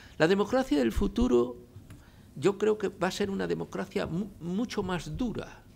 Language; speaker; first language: Spanish; native; Spanish